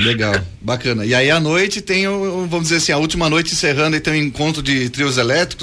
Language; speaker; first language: Portuguese; native; Portuguese